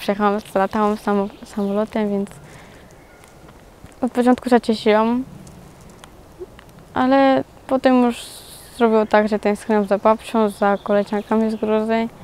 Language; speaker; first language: Polish; early bilingual, other home language; Georgian